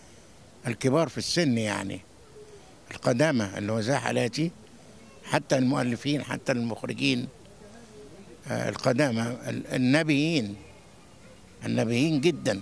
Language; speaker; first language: Arabic; native; Arabic